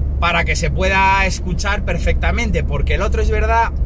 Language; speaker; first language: Spanish; native; Spanish